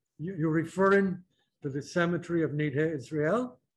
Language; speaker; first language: English; native; English